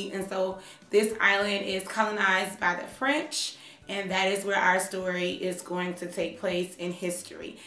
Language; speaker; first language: English; native; English